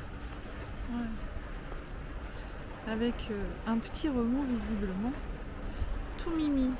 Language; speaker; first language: French; native; French